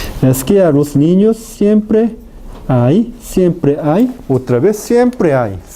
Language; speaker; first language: Spanish; non-native, fluent; Korean